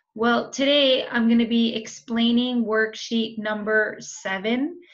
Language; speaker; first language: English; non-native, fluent; Spanish